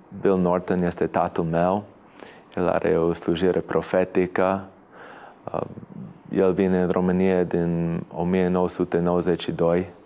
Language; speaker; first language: Romanian; non-native, fluent; English